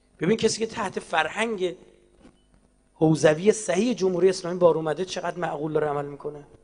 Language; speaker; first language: Persian; native; Persian